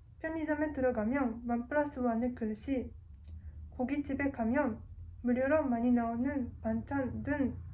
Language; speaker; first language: Korean; non-native, learner; Japanese